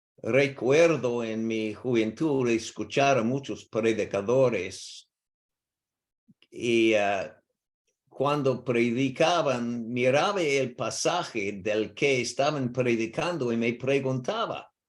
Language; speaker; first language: Spanish; non-native, learner; English